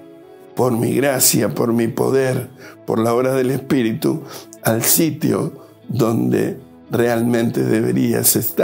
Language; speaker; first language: Spanish; native; Spanish